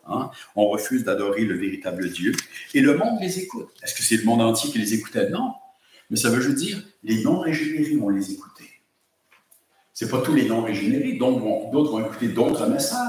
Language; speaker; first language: French; native; French